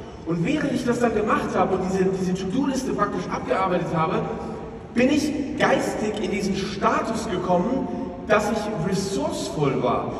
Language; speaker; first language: German; native; German